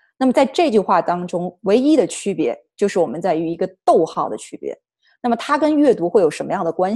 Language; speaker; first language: Chinese; native; Chinese